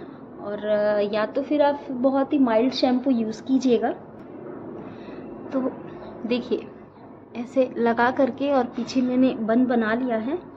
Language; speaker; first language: Hindi; native; Hindi